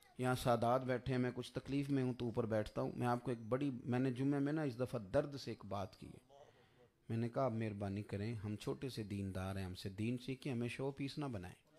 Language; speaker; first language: Urdu; non-native, local second language; Punjabi